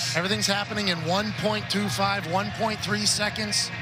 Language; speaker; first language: English; native; English